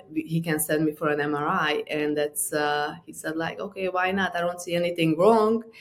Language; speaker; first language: English; non-native, fluent; Romanian